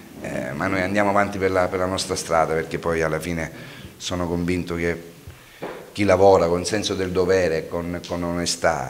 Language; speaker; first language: Italian; native; Italian